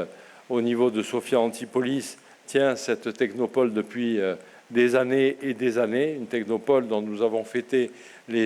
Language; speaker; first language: French; native; French